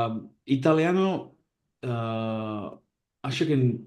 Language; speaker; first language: Portuguese; non-native, fluent; Basque